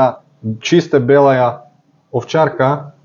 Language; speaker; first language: Russian; non-native, learner; Slovak